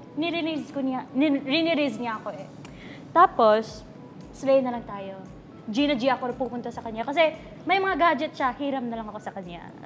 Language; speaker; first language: Filipino; non-native, local second language; Cebuano